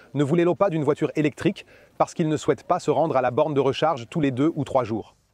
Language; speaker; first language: French; non-native, fluent; German